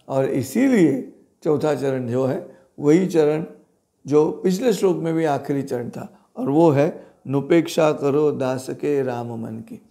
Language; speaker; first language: Hindi; non-native, local second language; Marathi